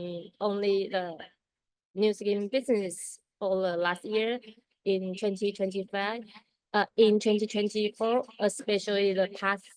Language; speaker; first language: English; non-native, learner; Chinese